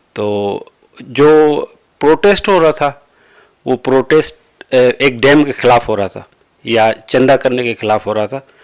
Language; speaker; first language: Urdu; non-native, local second language; Sindhi